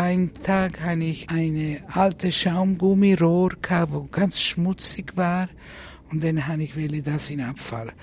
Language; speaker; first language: German; non-native, fluent; Italian